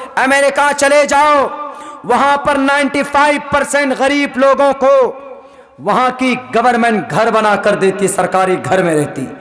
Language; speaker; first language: Urdu; native; Urdu